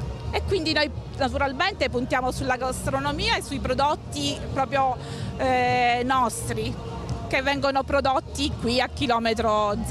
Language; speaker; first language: Italian; native; Italian